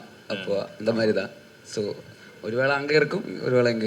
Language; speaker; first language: Tamil; non-native, learner; Malayalam